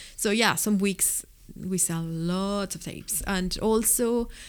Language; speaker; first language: English; non-native, fluent; Spanish